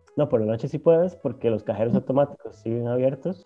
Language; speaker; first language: Spanish; native; Spanish